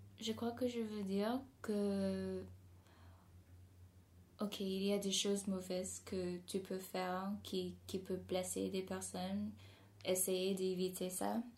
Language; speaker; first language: French; non-native, fluent; English